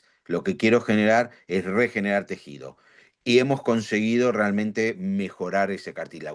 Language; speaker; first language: Spanish; native; Spanish